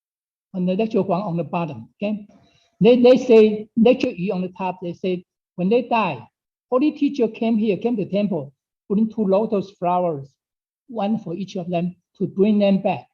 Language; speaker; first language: English; non-native, fluent; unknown